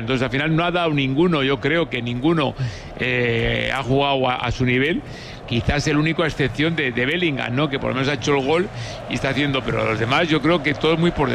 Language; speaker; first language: Spanish; native; Spanish